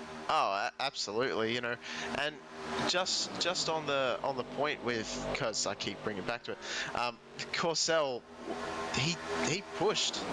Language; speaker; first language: English; native; English